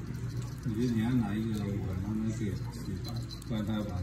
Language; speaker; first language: Chinese; native; Chinese